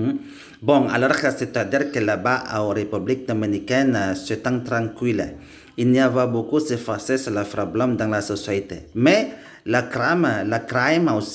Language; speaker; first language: French; non-native, learner; Indonesian